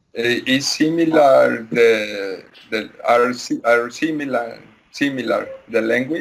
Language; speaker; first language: English; non-native, learner; Spanish